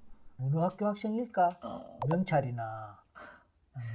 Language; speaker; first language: Korean; native; Korean